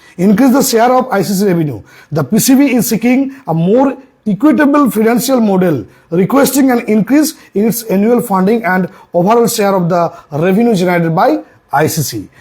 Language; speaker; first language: English; non-native, local second language; Bangla